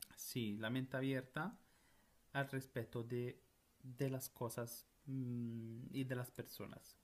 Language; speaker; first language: Spanish; non-native, fluent; Italian